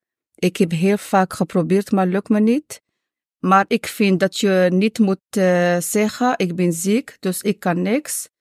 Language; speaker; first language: Dutch; non-native, fluent; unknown